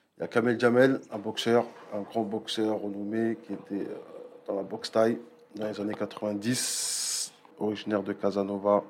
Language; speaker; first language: French; native; French